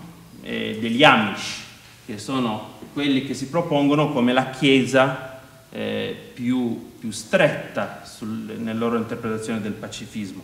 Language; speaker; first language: Italian; non-native, fluent; Maltese